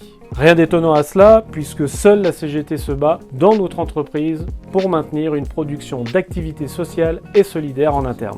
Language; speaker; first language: French; native; French